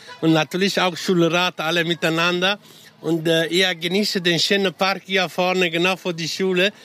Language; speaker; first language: German; non-native, learner; Italian